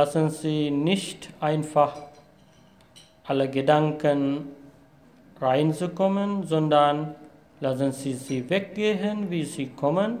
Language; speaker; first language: German; non-native, fluent; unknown